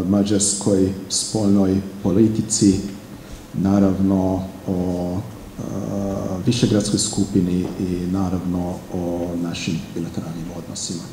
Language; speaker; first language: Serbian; non-native, fluent; Hungarian